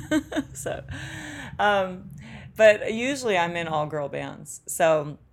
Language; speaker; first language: English; native; English